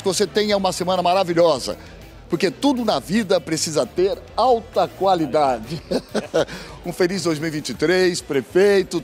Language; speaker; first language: Portuguese; native; Portuguese